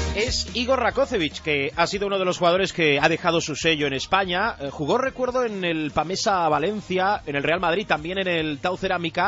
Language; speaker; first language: Spanish; native; Spanish